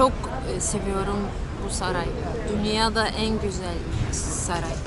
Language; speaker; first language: Turkish; non-native, learner; Russian